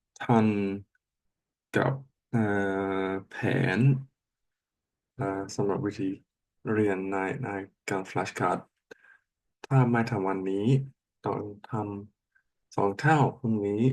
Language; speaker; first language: Thai; non-native, learner; English